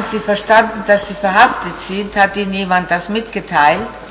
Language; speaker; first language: German; non-native, fluent; Italian